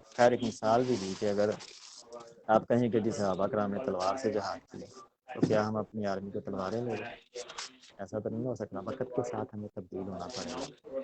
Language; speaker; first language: Urdu; non-native, local second language; Punjabi